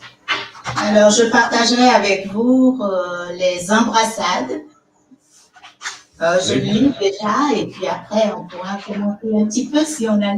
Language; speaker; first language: French; non-native, local second language; Fon